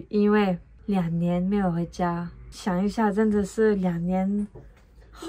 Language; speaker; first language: Chinese; non-native, fluent; French